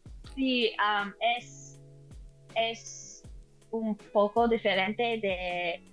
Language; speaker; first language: Spanish; non-native, learner; English